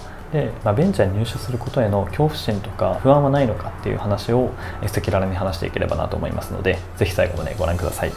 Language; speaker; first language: Japanese; native; Japanese